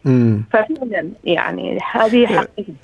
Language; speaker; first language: Arabic; native; Arabic